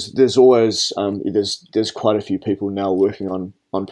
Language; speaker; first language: English; native; English